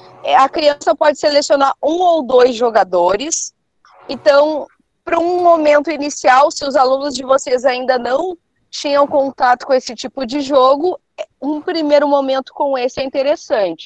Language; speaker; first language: Portuguese; native; Portuguese